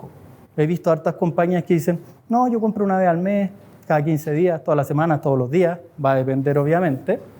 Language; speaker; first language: Spanish; native; Spanish